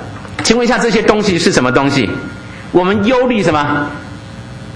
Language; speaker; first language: Chinese; native; Chinese